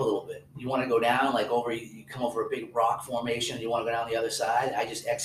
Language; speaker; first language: English; native; English